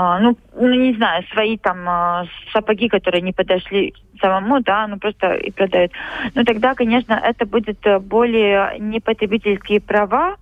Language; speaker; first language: Russian; non-native, local second language; Latvian